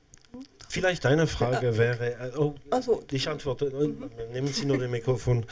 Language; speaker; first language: German; non-native, local second language; French